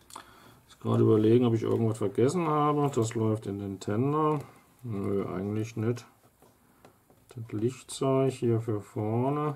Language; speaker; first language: German; native; German